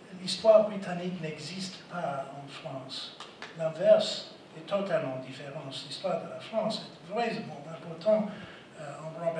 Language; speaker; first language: French; non-native, fluent; English